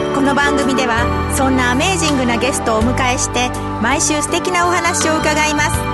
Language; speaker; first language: Japanese; native; Japanese